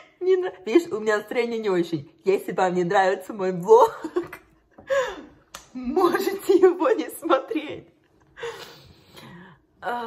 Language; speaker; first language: Russian; early bilingual, heritage; Russian